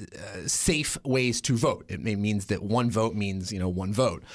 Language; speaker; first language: English; native; English